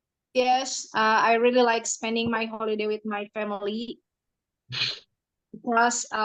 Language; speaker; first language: English; non-native, learner; Indonesian